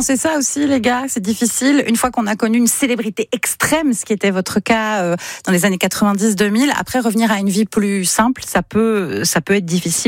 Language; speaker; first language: French; native; French